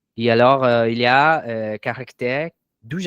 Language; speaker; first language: French; non-native, learner; Portuguese